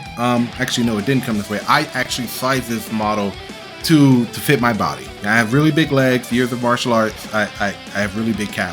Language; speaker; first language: English; native; English